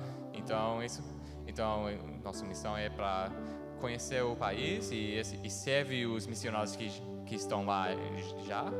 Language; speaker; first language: Portuguese; early bilingual, heritage; Portuguese